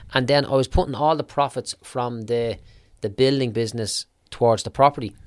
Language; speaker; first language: English; native; English